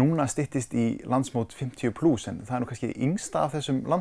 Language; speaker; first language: Icelandic; native; Icelandic